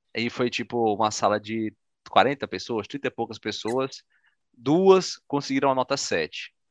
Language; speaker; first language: Portuguese; native; Portuguese